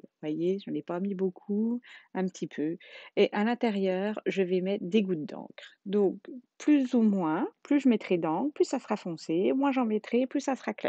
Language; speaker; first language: French; native; French